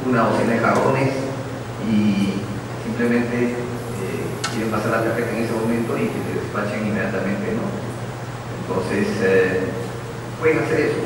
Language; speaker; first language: Spanish; native; Spanish